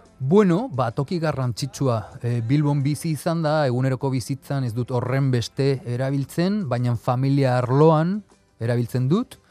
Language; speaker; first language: Basque; non-native, local second language; Spanish